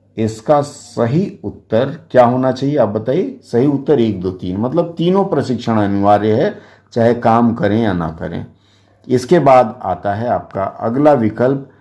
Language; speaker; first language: Hindi; native; Hindi